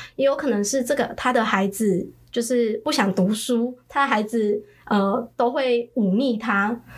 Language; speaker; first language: Chinese; early bilingual, other home language; Khmer